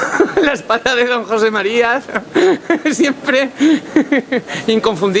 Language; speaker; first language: Spanish; native; Spanish